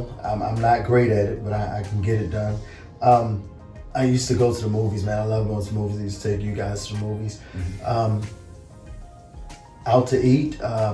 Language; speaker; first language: English; native; English